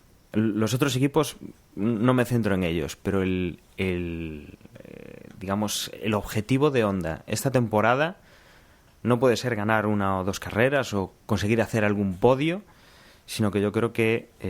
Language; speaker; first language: Spanish; native; Spanish